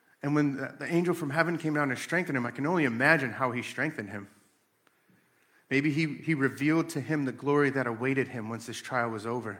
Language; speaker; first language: English; native; English